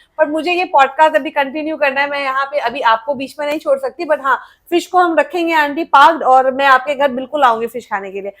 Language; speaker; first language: Hindi; native; Hindi